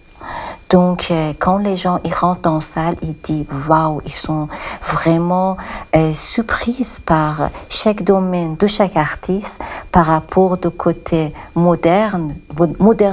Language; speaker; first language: French; non-native, learner; Persian